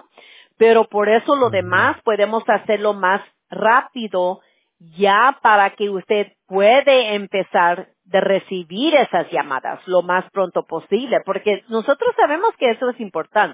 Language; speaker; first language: Spanish; early bilingual, heritage; English